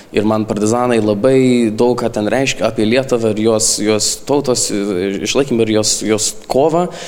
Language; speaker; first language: Lithuanian; early bilingual, heritage; Lithuanian